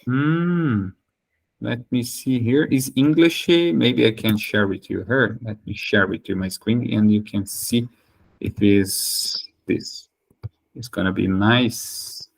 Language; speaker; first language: English; non-native, fluent; Portuguese